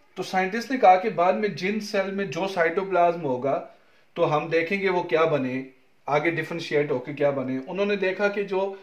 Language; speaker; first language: Urdu; non-native, local second language; Punjabi